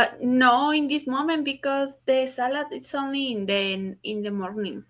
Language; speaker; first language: English; non-native, learner; Spanish